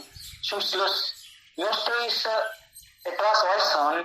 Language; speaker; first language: German; non-native, learner; Hindi